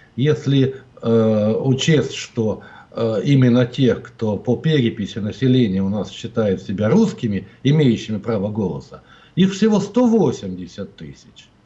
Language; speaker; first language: Russian; native; Russian